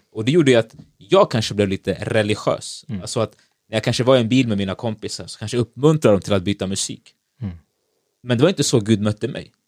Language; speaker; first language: Swedish; early bilingual, other home language; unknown